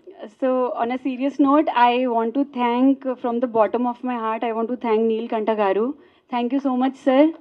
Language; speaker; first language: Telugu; non-native, learner; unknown